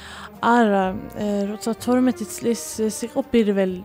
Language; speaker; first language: Georgian; early bilingual, heritage; Swedish